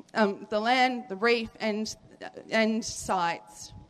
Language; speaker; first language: English; native; English